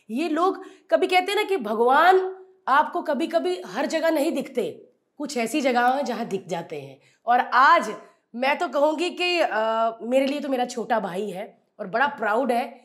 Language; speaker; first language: Hindi; non-native, local second language; Punjabi